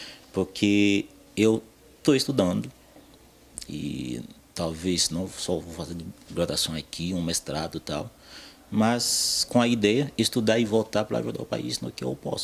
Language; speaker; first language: Portuguese; non-native, fluent; Haitian Creole